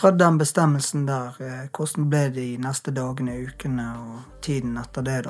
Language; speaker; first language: Norwegian; native; Norwegian